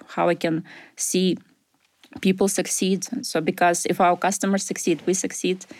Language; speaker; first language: English; non-native, fluent; Ukrainian